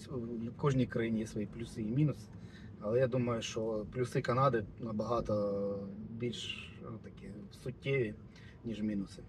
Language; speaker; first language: Ukrainian; native; Ukrainian